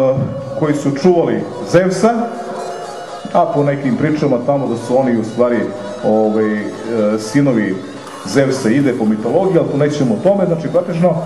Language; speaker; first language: Serbian; native; Serbian